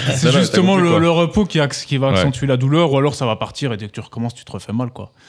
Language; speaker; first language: French; native; French